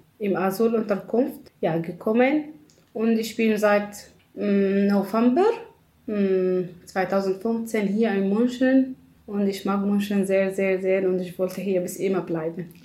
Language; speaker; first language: German; non-native, learner; Arabic